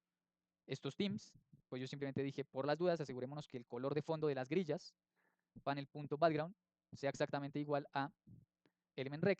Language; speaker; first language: Spanish; native; Spanish